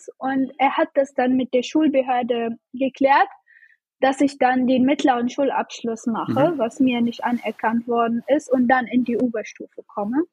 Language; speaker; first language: German; non-native, fluent; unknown